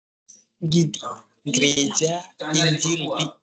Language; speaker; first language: Indonesian; native; Indonesian